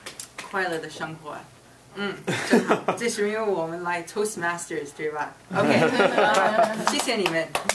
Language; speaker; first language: Chinese; non-native, fluent; English